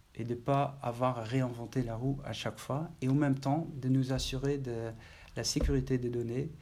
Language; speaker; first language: French; non-native, fluent; Dutch